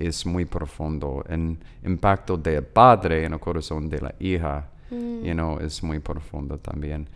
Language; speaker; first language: Spanish; non-native, learner; English